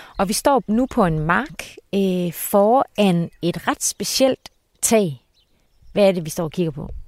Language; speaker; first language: Danish; native; Danish